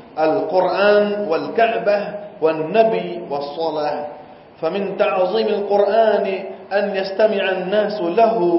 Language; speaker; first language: Arabic; non-native, fluent; Gujarati